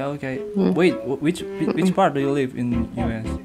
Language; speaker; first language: English; non-native, learner; Indonesian